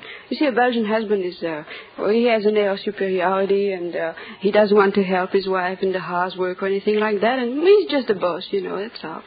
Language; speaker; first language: English; non-native, fluent; French